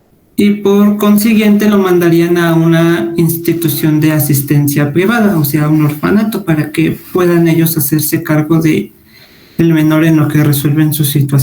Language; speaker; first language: Spanish; native; Spanish